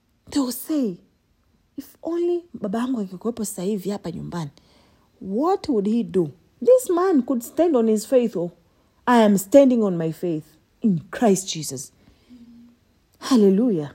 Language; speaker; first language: English; non-native, local second language; Swahili